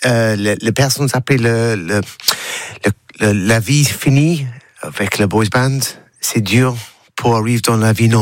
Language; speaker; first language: French; non-native, learner; English